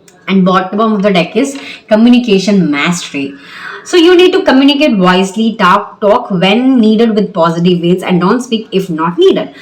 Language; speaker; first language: English; non-native, local second language; Malayalam